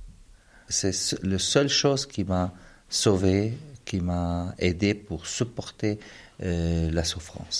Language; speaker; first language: French; non-native, fluent; Arabic